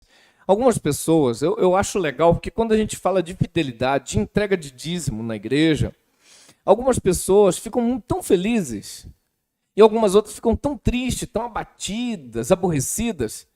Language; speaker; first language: Portuguese; native; Portuguese